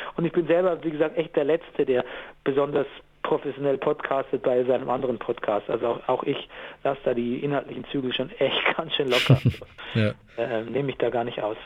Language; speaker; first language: German; native; German